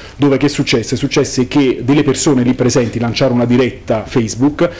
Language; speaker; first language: Italian; native; Italian